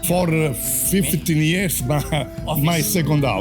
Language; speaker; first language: English; non-native, learner; Italian